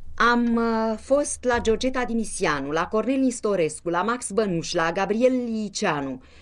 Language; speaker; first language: Romanian; native; Romanian